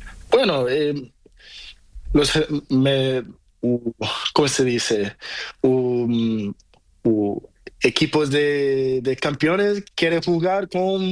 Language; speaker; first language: Spanish; non-native, learner; Portuguese